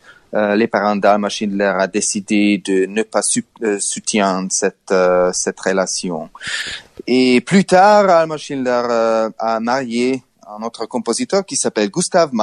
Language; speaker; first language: French; non-native, learner; Hungarian